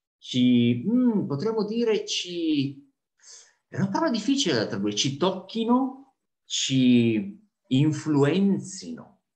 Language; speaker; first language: Italian; native; Italian